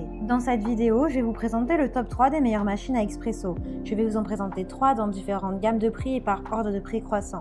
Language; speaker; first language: French; native; French